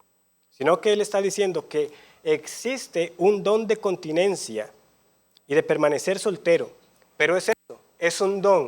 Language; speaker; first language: Spanish; native; Spanish